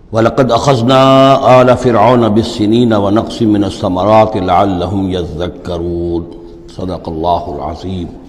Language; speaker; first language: Urdu; native; Urdu